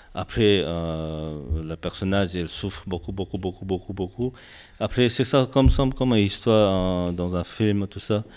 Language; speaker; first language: French; non-native, learner; Tibetan